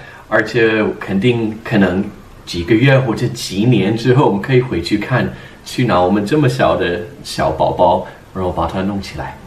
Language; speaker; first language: Chinese; non-native, fluent; English